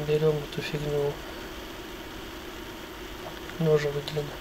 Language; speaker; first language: Russian; native; Russian